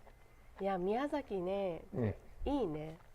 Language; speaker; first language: Japanese; native; Japanese